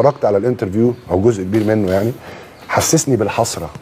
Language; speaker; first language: Arabic; native; Arabic